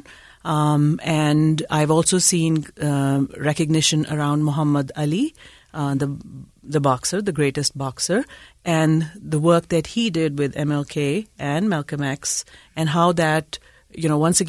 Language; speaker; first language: English; non-native, local second language; Urdu